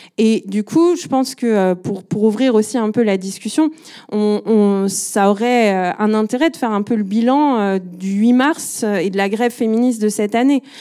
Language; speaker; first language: French; native; French